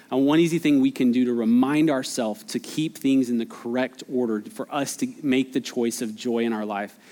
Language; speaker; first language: English; native; English